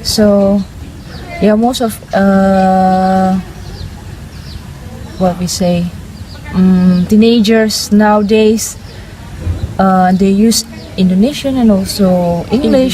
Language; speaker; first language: English; non-native, fluent; Indonesian